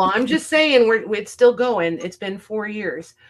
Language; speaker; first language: English; native; English